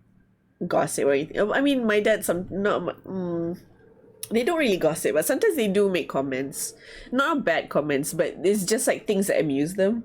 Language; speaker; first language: English; non-native, learner; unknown